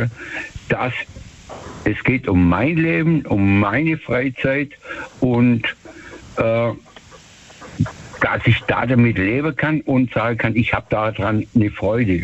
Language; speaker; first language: German; native; German